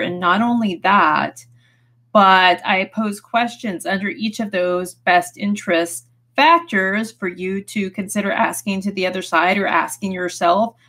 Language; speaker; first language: English; native; English